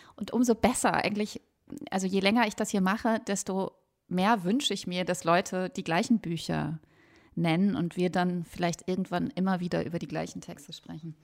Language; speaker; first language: German; native; German